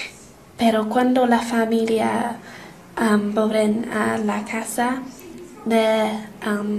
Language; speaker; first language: Spanish; non-native, learner; English